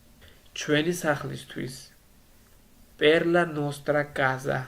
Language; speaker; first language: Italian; non-native, learner; Georgian